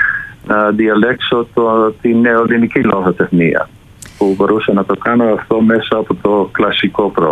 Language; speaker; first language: Greek; non-native, fluent; Dutch